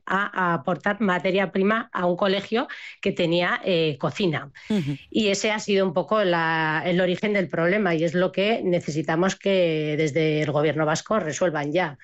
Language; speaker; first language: Spanish; native; Spanish